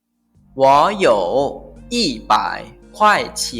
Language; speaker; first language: Chinese; non-native, fluent; Lao